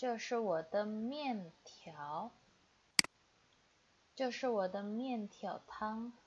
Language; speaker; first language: Chinese; non-native, fluent; Indonesian